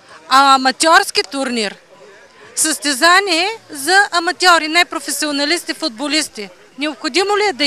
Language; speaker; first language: Bulgarian; native; Bulgarian